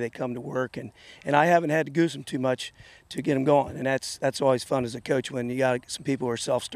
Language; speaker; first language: English; native; English